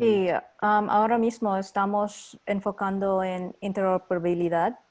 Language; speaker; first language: Spanish; non-native, learner; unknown